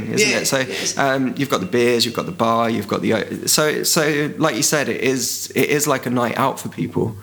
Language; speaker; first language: English; native; English